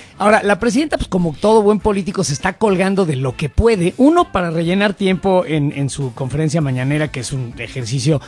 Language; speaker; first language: Spanish; native; Spanish